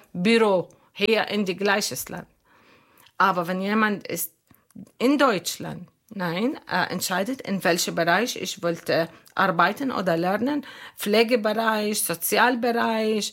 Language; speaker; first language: German; non-native, fluent; Arabic